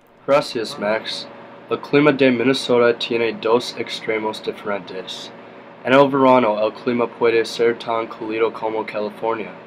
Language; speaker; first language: Spanish; non-native, learner; English